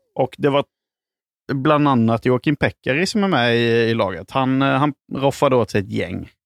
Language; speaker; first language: Swedish; native; Swedish